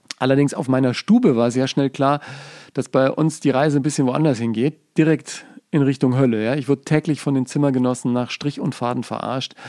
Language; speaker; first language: German; native; German